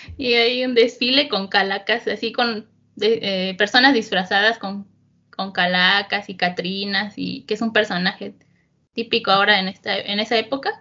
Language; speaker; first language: Spanish; native; Spanish